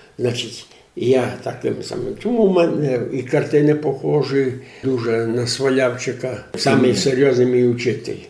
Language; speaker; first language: Ukrainian; native; Ukrainian